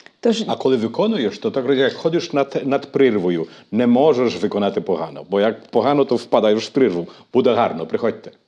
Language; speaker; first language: Ukrainian; early bilingual, heritage; Ukrainian